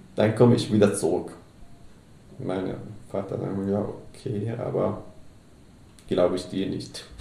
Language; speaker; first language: German; non-native, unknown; Arabic